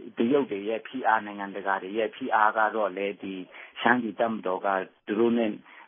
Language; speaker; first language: Burmese; non-native, local second language; Shan